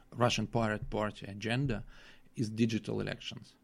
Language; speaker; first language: English; non-native, fluent; Russian